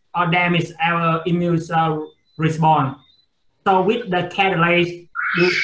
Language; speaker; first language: English; non-native, fluent; Vietnamese